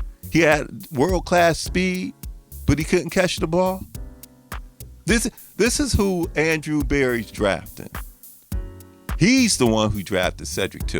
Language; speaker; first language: English; native; English